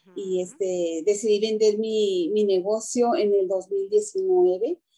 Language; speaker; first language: Spanish; native; Spanish